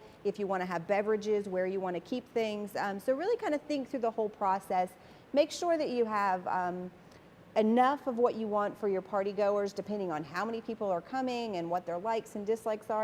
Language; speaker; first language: English; native; English